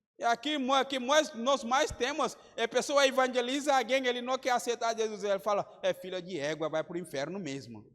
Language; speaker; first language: Portuguese; non-native, fluent; Mandingo